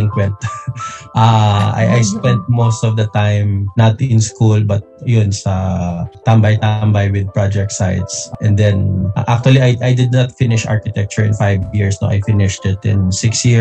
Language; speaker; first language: English; non-native, local second language; Hiligaynon